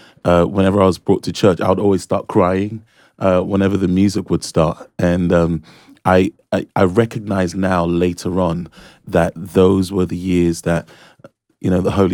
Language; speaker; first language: English; early bilingual, other home language; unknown